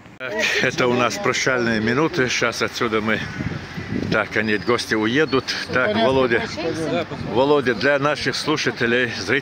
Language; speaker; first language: Russian; non-native, local second language; Chechen